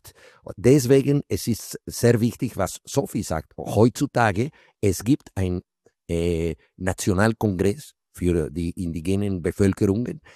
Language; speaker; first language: German; non-native, fluent; Spanish